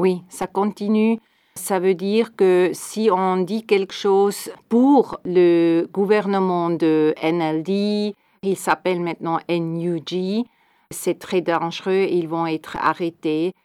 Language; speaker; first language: French; non-native, fluent; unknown